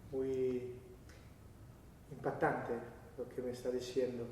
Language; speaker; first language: Spanish; non-native, learner; Italian